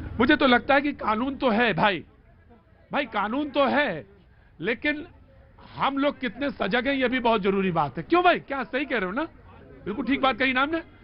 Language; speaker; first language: Hindi; native; Hindi